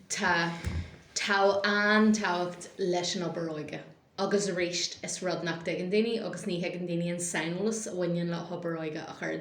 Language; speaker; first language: Irish; non-native, local second language; English